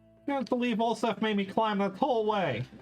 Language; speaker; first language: English; native; English